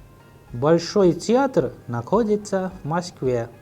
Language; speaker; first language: Russian; non-native, fluent; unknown